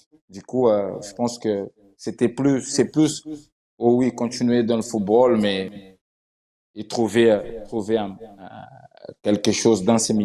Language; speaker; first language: French; non-native, fluent; Portuguese